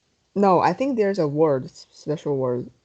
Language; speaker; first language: English; non-native, learner; Chinese